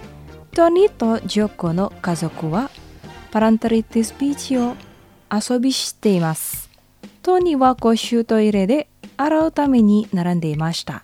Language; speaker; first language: Japanese; non-native, fluent; Indonesian